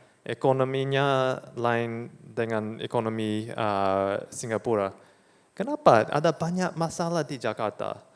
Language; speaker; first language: Indonesian; non-native, fluent; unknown